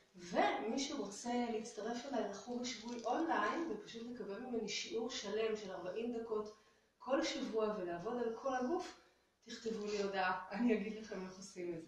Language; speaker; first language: Hebrew; native; Hebrew